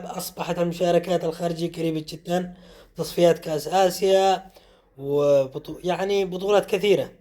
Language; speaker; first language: Arabic; native; Arabic